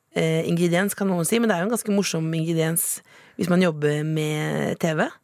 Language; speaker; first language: Norwegian; native; Norwegian